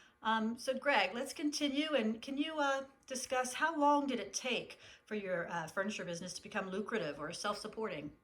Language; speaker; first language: English; native; English